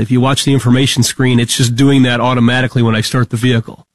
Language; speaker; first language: English; native; English